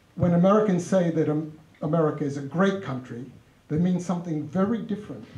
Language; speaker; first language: English; native; English